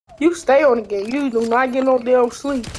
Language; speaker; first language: English; native; English